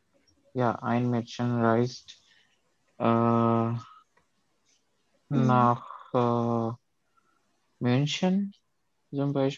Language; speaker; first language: German; non-native, learner; Urdu